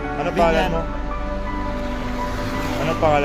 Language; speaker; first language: Filipino; non-native, fluent; Arabic